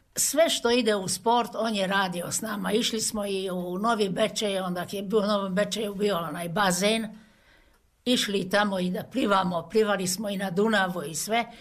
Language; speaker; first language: Serbian; native; Serbian